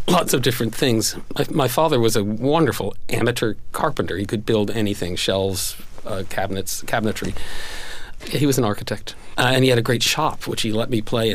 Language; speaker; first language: English; native; English